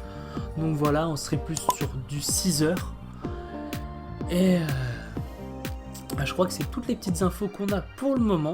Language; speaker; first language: French; native; French